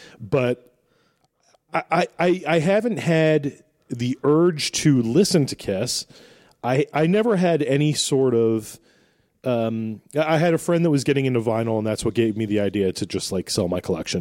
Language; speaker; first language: English; native; English